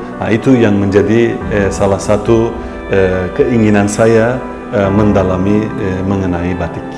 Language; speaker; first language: Indonesian; non-native, fluent; Turkish